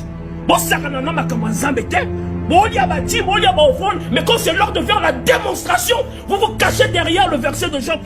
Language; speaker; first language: French; non-native, local second language; Lingala